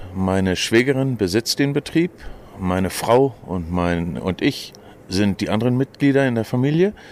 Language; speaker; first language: German; native; German